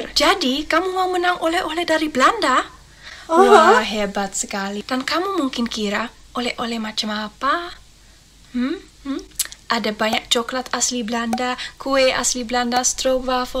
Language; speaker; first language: Indonesian; non-native, learner; Dutch